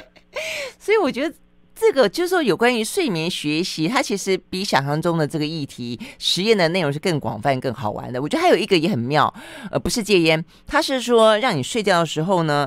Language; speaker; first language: Chinese; native; Chinese